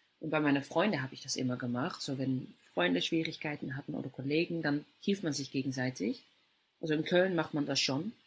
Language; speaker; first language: German; non-native, fluent; Dutch